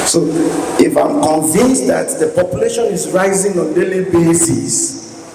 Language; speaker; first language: English; non-native, local second language; Yoruba